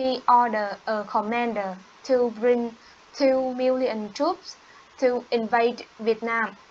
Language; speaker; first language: English; non-native, learner; Vietnamese